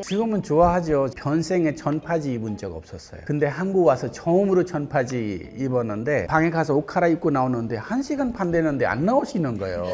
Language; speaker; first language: Korean; non-native, fluent; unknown